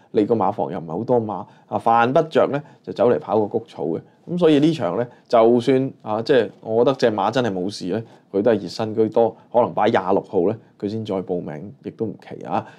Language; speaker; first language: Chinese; non-native, local second language; Cantonese